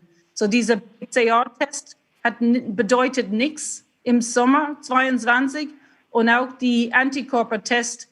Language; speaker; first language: German; non-native, fluent; English